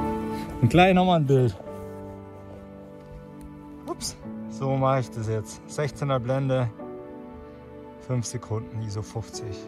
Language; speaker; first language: German; native; German